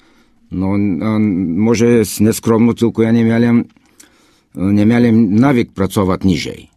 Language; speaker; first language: Polish; non-native, fluent; Bulgarian